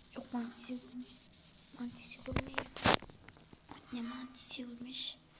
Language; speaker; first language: Kazakh; native; Kazakh